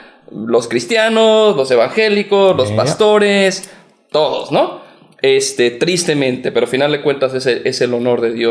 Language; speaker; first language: Spanish; native; Spanish